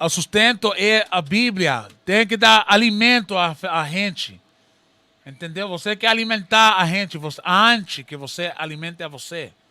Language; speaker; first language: Portuguese; non-native, learner; Spanish